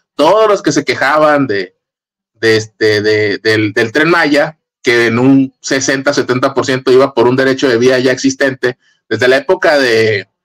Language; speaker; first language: Spanish; native; Spanish